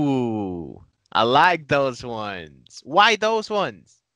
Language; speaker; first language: English; non-native, fluent; Spanish